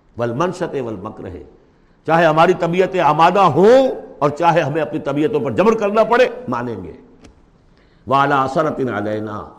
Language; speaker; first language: Urdu; native; Urdu